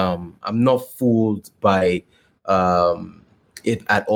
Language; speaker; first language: English; non-native, local second language; Yoruba